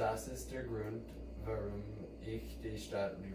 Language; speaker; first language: German; non-native, learner; English